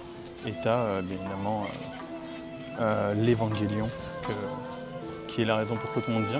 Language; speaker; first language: French; native; French